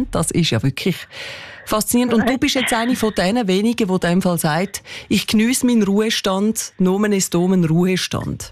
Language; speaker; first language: German; native; German